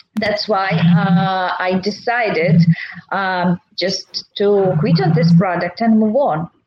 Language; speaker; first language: English; non-native, fluent; Russian